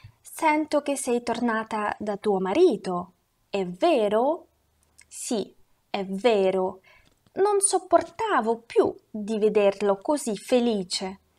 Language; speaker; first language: Italian; non-native, fluent; Russian